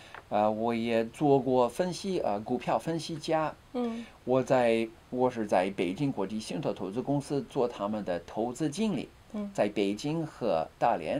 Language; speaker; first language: Chinese; non-native, fluent; English